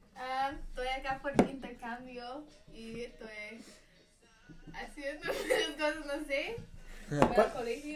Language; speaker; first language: Spanish; non-native, learner; English